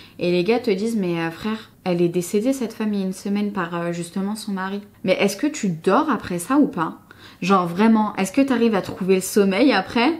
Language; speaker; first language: French; native; French